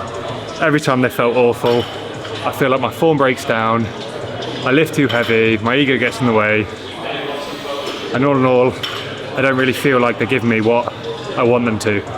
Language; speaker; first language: English; native; English